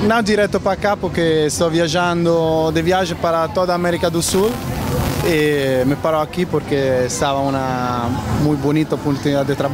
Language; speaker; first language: Portuguese; non-native, learner; Italian